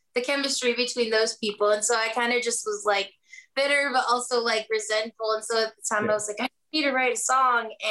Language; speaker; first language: English; native; English